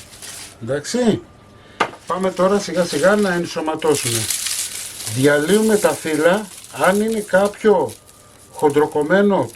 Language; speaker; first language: Greek; native; Greek